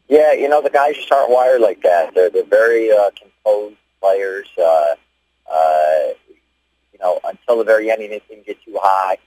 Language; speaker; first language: English; native; English